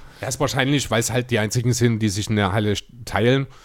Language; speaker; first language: German; native; German